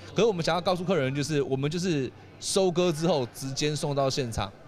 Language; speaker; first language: Chinese; native; Chinese